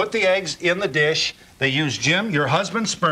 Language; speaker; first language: English; native; English